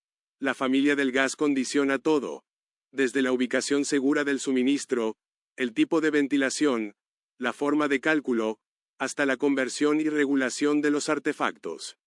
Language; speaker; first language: Spanish; native; Spanish